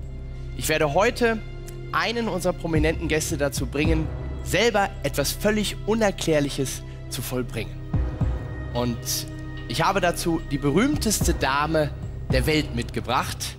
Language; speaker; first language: German; native; German